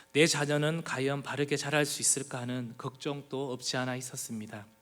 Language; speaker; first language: Korean; native; Korean